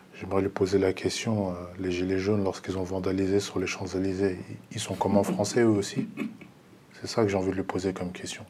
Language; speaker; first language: French; early bilingual, other home language; Lingala